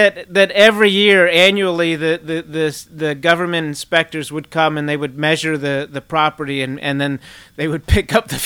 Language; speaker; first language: English; native; English